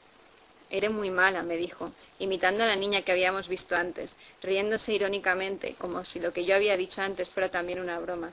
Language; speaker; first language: Spanish; native; Spanish